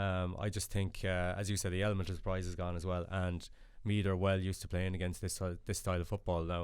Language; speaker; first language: English; native; English